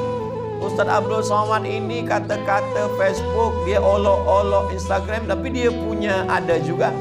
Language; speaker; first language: Malay; native; Malay